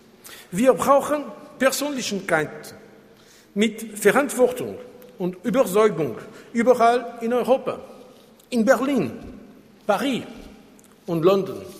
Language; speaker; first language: German; non-native, fluent; Portuguese